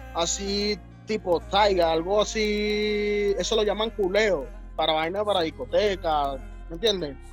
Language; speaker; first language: Spanish; native; Spanish